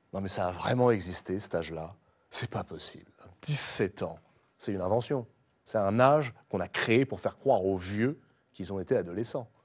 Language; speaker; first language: French; native; French